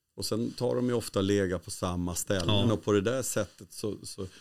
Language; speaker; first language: Swedish; native; Swedish